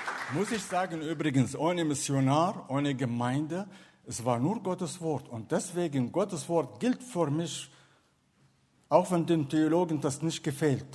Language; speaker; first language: German; non-native, fluent; Arabic